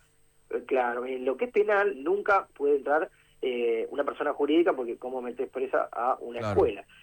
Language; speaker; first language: Spanish; native; Spanish